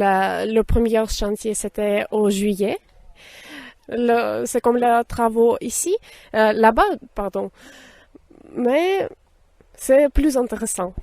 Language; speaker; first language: French; non-native, fluent; Russian